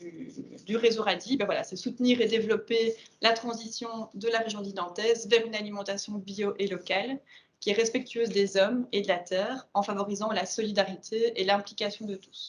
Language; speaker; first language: French; native; French